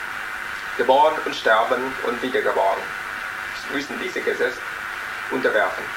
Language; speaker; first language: German; non-native, learner; Vietnamese